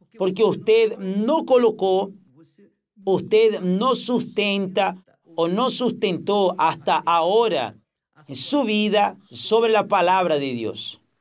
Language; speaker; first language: Spanish; non-native, fluent; Portuguese